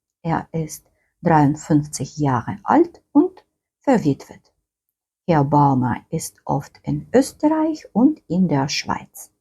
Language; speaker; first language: German; non-native, fluent; Ukrainian